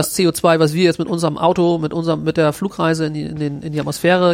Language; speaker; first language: German; native; German